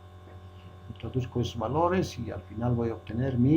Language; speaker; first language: Spanish; native; Spanish